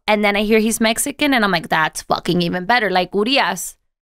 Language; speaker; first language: English; early bilingual, other home language; Spanish